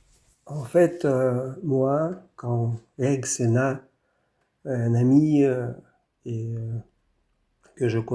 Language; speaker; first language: French; non-native, fluent; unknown